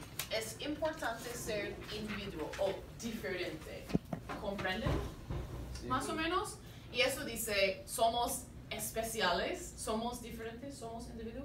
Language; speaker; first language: Spanish; non-native, fluent; English